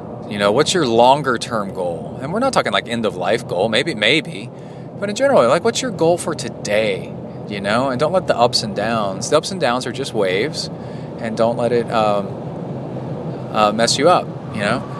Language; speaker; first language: English; native; English